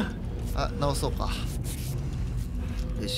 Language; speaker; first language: Japanese; native; Japanese